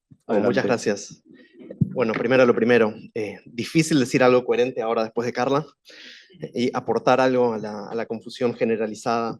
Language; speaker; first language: Spanish; native; Spanish